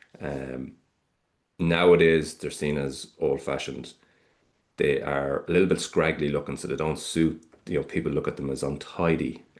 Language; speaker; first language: English; native; English